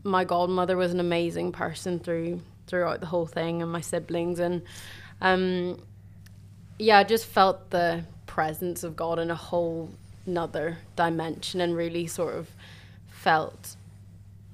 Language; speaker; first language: English; native; English